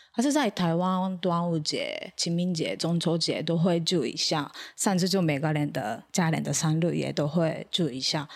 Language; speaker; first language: Chinese; non-native, fluent; Japanese